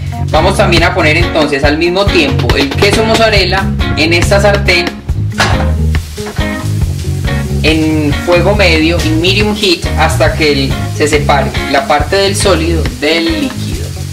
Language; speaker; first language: Spanish; native; Spanish